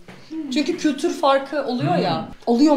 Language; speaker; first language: Turkish; native; Turkish